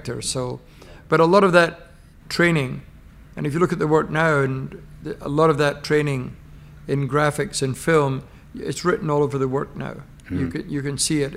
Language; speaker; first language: English; native; English